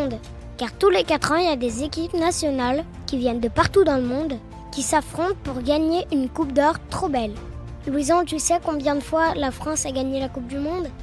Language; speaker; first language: French; native; French